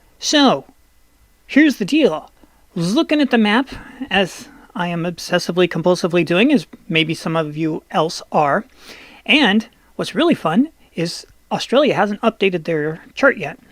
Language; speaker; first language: English; native; English